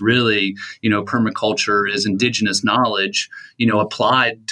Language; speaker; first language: English; native; English